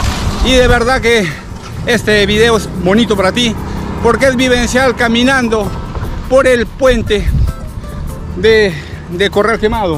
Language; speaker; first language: Spanish; native; Spanish